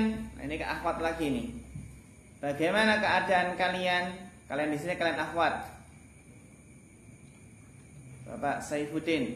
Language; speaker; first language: Indonesian; native; Indonesian